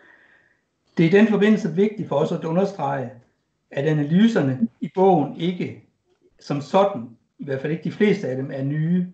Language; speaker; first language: Danish; native; Danish